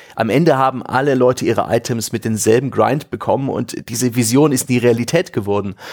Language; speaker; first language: German; native; German